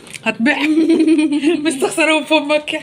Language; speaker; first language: Arabic; native; Arabic